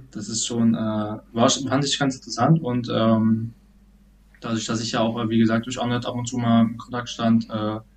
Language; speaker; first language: German; native; German